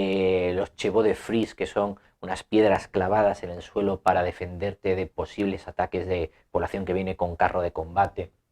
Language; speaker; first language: Spanish; native; Spanish